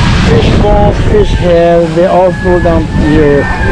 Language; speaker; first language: English; non-native, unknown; Chinese